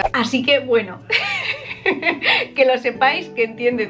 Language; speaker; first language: Spanish; native; Spanish